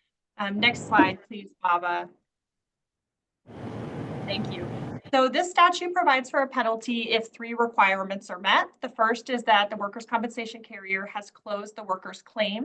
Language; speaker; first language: English; native; English